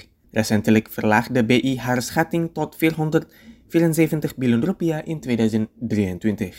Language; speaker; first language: Dutch; non-native, fluent; Indonesian